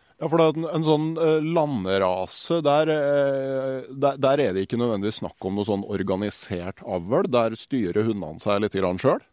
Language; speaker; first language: Norwegian; native; Norwegian